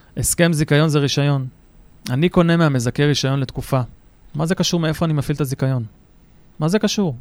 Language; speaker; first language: Hebrew; native; Hebrew